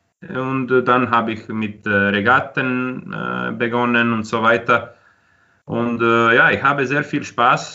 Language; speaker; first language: German; non-native, fluent; Croatian